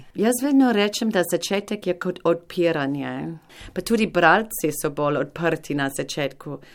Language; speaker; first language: Slovenian; non-native, fluent; English